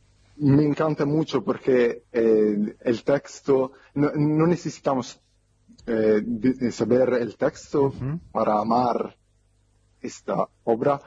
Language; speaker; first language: Spanish; non-native, fluent; Italian